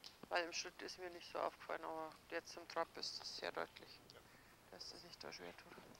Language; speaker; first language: German; native; German